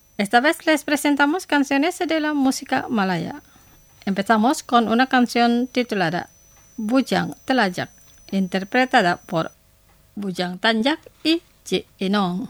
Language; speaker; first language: Spanish; non-native, fluent; Indonesian